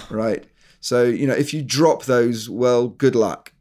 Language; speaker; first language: English; native; English